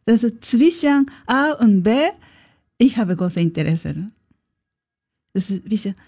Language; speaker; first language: German; non-native, learner; Japanese